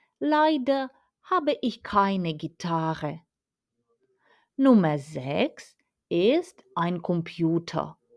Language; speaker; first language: German; non-native, fluent; Ukrainian